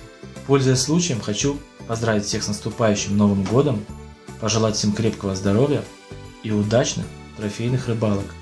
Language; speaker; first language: Russian; native; Russian